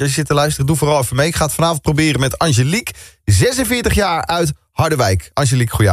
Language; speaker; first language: Dutch; native; Dutch